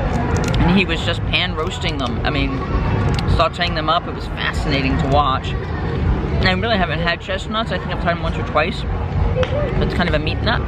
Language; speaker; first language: English; native; English